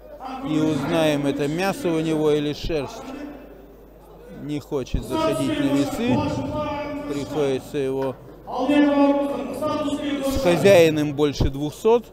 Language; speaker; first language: Russian; native; Russian